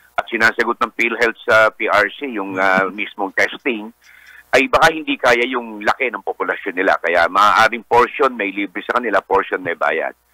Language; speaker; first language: Filipino; native; Filipino